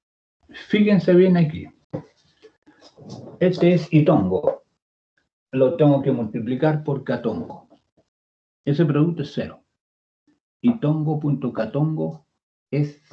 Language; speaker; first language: Spanish; native; Spanish